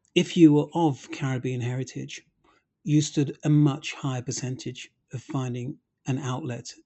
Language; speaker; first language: English; native; English